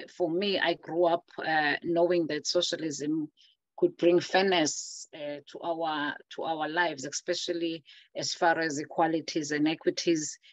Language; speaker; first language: English; non-native, local second language; Zulu